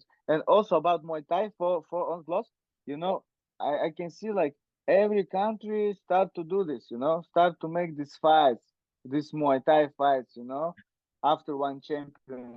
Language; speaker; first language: English; non-native, learner; Russian